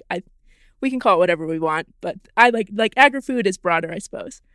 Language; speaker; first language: English; native; English